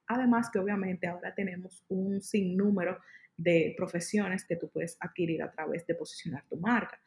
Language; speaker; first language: Spanish; native; Spanish